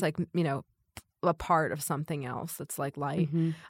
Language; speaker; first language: English; native; English